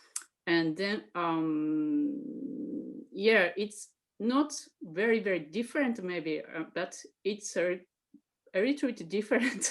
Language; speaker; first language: English; non-native, fluent; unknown